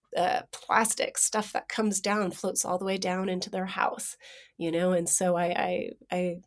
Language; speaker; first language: English; native; English